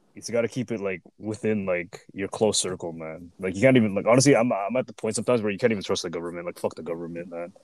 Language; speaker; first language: English; native; English